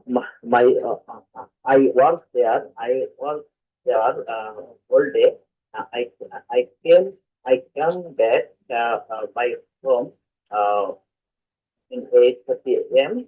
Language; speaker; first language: English; non-native, learner; Bangla